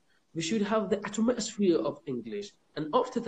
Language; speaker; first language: English; non-native, fluent; Persian